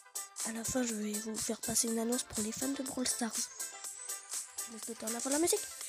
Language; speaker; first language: French; native; French